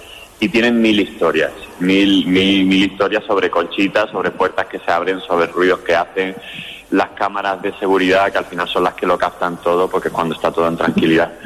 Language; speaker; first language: Spanish; native; Spanish